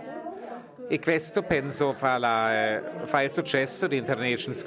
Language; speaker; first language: Italian; non-native, fluent; German